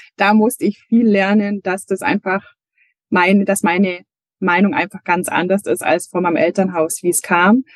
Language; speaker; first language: German; native; German